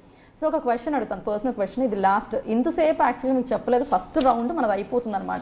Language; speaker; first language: Telugu; native; Telugu